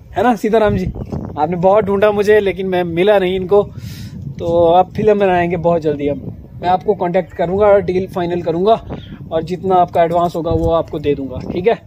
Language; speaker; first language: Hindi; native; Hindi